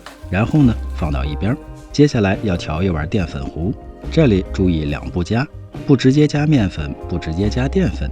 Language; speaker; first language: Chinese; native; Chinese